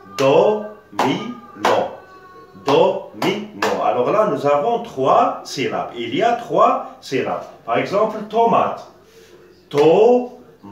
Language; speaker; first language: French; non-native, local second language; Arabic